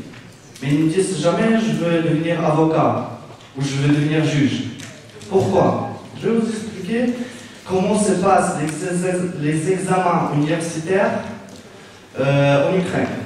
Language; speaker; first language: French; non-native, fluent; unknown